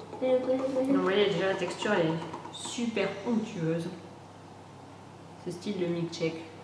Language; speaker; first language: French; native; French